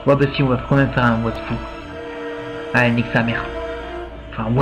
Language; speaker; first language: French; native; French